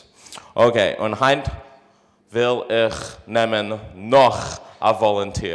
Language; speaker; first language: German; non-native, fluent; English